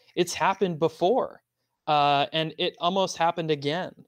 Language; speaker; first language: English; native; English